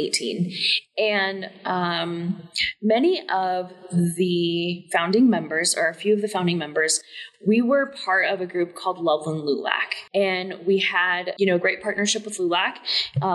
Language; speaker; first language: English; native; English